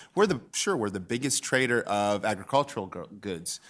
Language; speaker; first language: English; non-native, fluent; Spanish